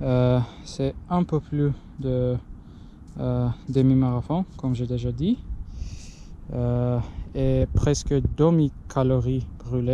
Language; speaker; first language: French; non-native, learner; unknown